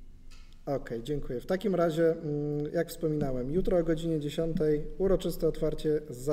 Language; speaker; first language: Polish; native; Polish